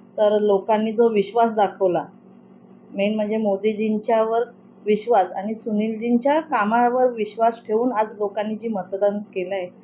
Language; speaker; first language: Marathi; native; Marathi